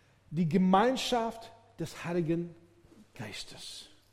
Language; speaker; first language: German; non-native, learner; English